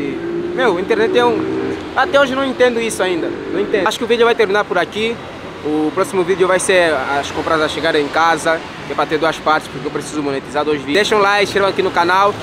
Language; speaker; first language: Portuguese; native; Portuguese